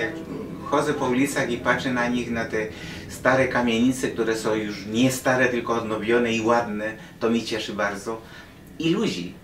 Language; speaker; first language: Polish; non-native, fluent; Spanish